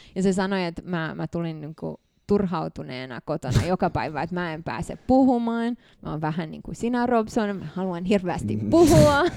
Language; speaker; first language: Finnish; non-native, fluent; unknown